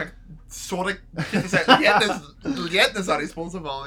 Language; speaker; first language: Russian; non-native, learner; English